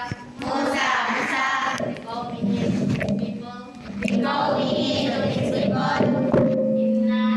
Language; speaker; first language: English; non-native, learner; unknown